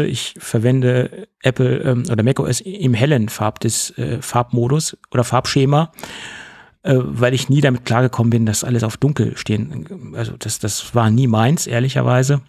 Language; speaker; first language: German; native; German